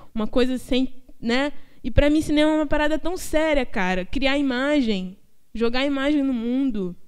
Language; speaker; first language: Portuguese; native; Portuguese